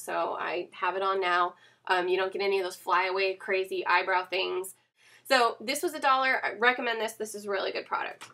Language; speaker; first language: English; native; English